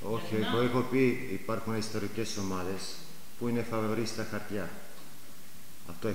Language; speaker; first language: Greek; non-native, fluent; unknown